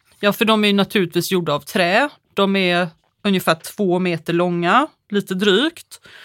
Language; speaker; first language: Swedish; native; Swedish